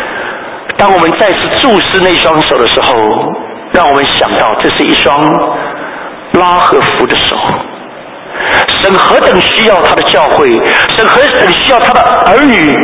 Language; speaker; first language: Chinese; native; Chinese